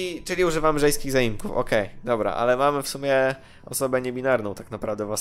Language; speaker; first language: Polish; native; Polish